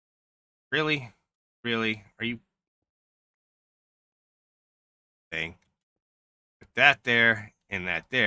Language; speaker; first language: English; native; English